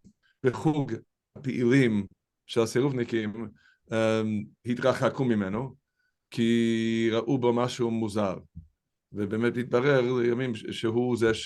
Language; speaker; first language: Hebrew; non-native, fluent; English